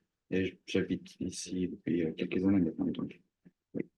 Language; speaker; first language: French; non-native, learner; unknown